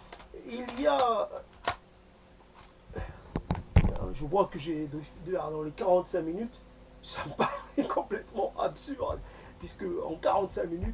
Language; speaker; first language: French; native; French